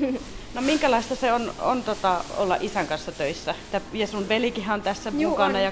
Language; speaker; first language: Finnish; native; Finnish